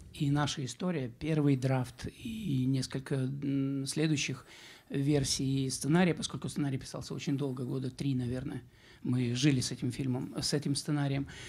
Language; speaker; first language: Russian; native; Russian